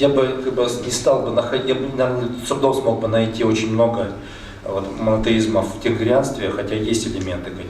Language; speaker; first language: Russian; native; Russian